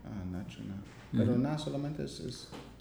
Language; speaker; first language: Spanish; non-native, learner; English